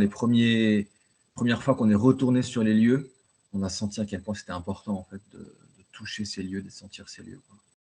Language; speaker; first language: French; native; French